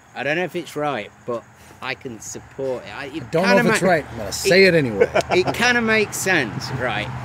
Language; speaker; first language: English; native; English